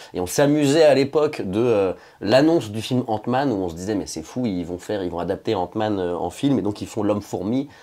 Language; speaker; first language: French; native; French